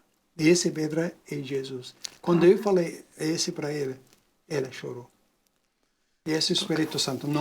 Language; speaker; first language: Portuguese; non-native, learner; Arabic